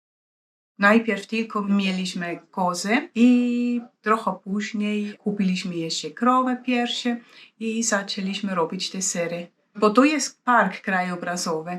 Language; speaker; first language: Polish; non-native, fluent; Swiss German